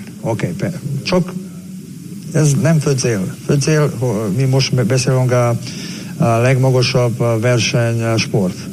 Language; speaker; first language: Hungarian; non-native, learner; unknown